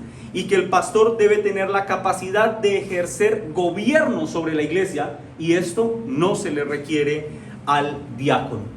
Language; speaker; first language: Spanish; native; Spanish